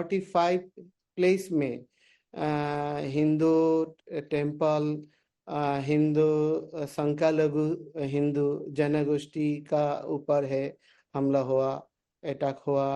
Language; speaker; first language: Hindi; non-native, learner; Bangla